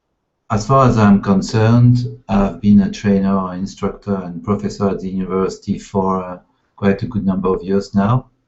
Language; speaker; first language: English; non-native, fluent; French